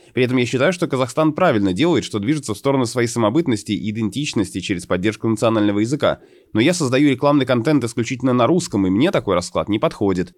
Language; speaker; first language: Russian; native; Russian